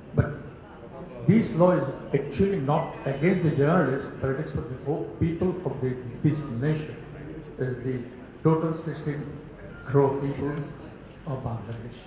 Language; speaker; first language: English; non-native, local second language; Bangla